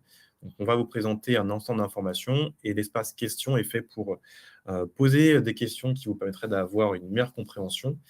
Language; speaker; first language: French; native; French